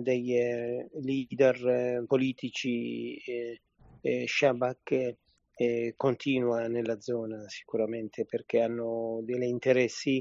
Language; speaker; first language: Italian; non-native, fluent; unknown